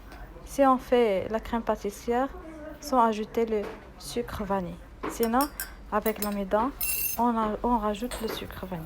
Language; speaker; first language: French; non-native, local second language; Arabic